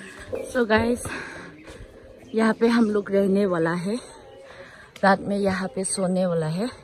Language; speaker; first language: Hindi; non-native, local second language; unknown